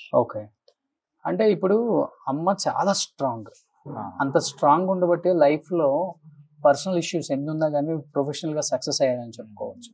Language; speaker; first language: Telugu; native; Telugu